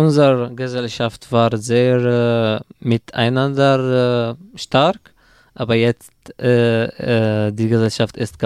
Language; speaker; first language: German; non-native, learner; Arabic